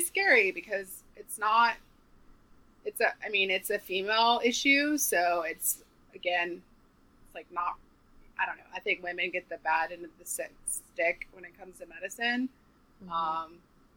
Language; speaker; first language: English; native; English